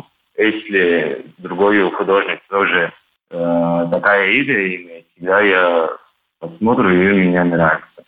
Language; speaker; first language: Russian; non-native, learner; Turkish